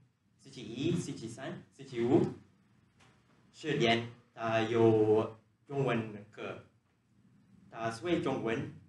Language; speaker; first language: Chinese; non-native, learner; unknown